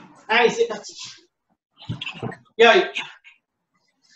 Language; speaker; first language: French; native; French